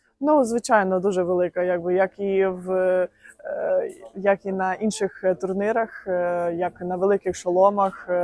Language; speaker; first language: Ukrainian; non-native, local second language; Russian